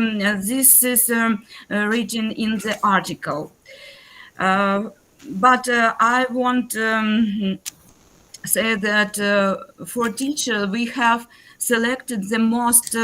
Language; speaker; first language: English; non-native, learner; Ukrainian